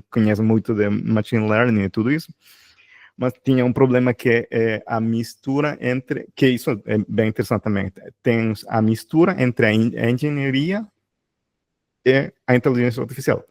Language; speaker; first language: Portuguese; non-native, fluent; Spanish